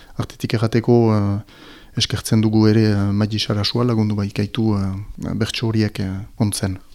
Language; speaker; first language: Basque; native; Basque